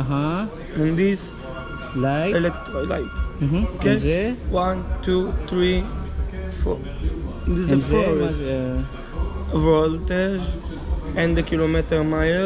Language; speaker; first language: English; non-native, learner; Hebrew